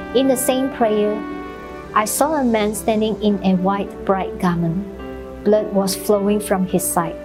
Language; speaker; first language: English; non-native, local second language; Chinese